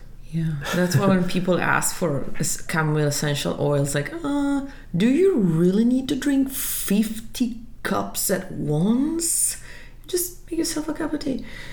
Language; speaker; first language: English; non-native, fluent; Italian